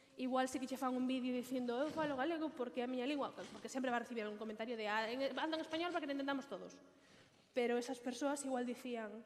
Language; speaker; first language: Galician; non-native, local second language; Spanish